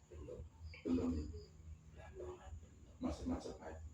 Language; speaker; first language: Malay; non-native, local second language; Javanese